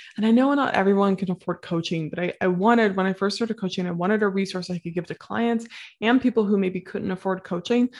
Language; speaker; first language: English; native; English